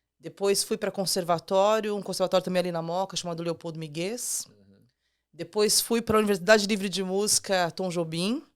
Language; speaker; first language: Portuguese; native; Portuguese